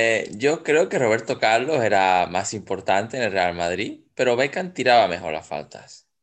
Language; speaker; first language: Spanish; native; Spanish